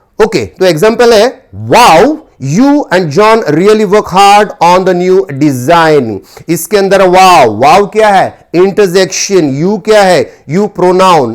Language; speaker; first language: Hindi; non-native, local second language; Marathi